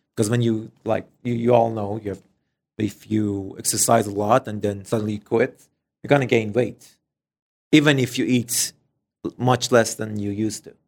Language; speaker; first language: English; non-native, fluent; Persian